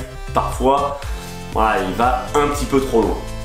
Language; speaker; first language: French; native; French